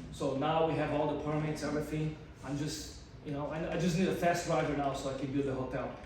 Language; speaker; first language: English; non-native, fluent; Portuguese